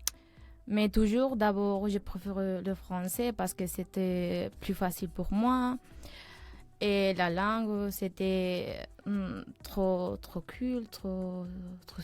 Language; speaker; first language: French; non-native, fluent; Spanish